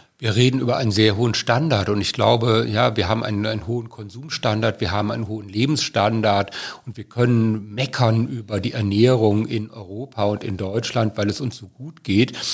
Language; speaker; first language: German; native; German